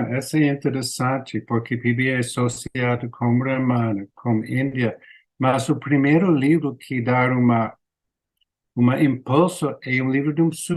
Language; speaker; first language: Portuguese; non-native, learner; English